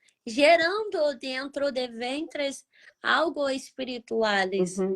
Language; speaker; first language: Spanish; non-native, learner; Portuguese